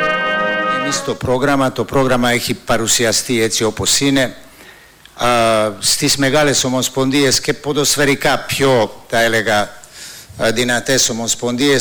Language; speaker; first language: Greek; non-native, fluent; Serbian